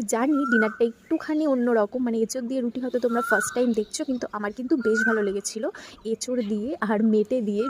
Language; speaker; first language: Bangla; native; Bangla